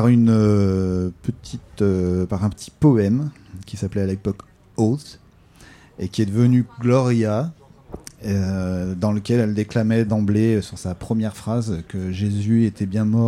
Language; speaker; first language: French; native; French